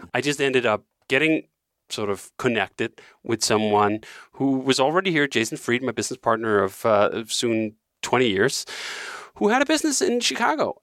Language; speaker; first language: English; non-native, fluent; Danish